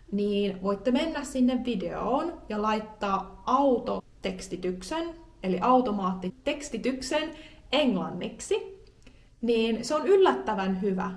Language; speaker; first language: Finnish; native; Finnish